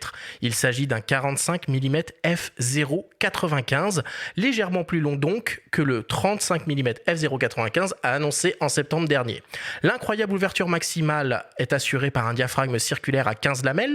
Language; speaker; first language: French; native; French